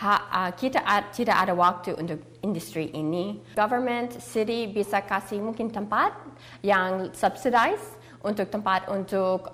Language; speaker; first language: Indonesian; early bilingual, heritage; English